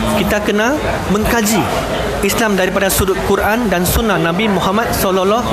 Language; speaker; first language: Malay; non-native, local second language; Chinese